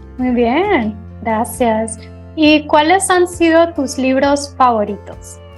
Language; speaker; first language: Spanish; native; Spanish